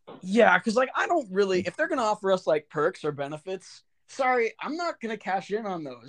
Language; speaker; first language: English; native; English